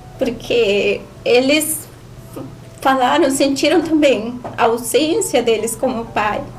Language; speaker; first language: Portuguese; non-native, learner; Spanish